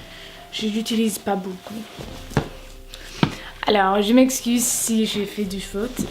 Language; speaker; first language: French; non-native, learner; English